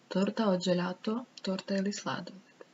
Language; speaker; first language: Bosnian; early bilingual, heritage; Croatian